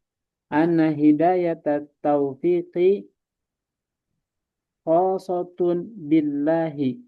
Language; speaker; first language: Arabic; non-native, learner; Indonesian